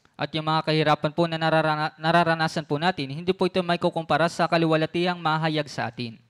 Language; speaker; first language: Filipino; native; Filipino